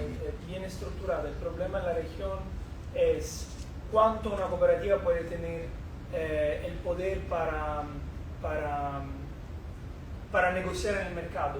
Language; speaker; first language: Spanish; non-native, fluent; Portuguese